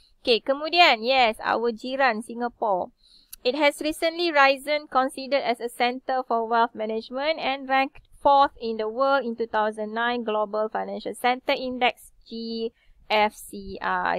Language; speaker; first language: English; non-native, local second language; Malay